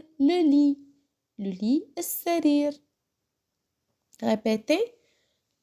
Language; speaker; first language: French; non-native, local second language; Arabic